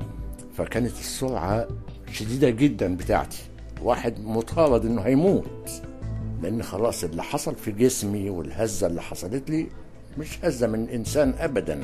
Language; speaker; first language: Arabic; native; Arabic